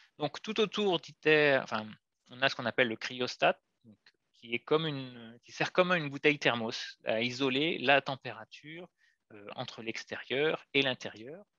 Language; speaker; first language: French; native; French